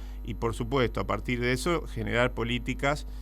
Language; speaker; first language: Spanish; native; Spanish